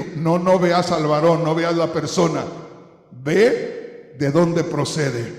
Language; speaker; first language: Spanish; native; Spanish